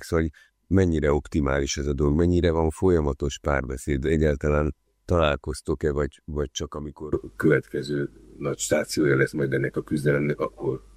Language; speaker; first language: Hungarian; native; Hungarian